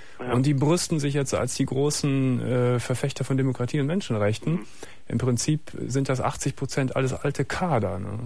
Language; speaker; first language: German; native; German